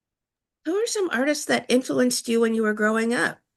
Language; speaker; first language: English; native; English